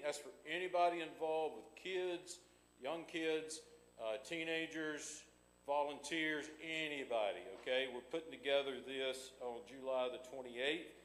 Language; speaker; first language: English; native; English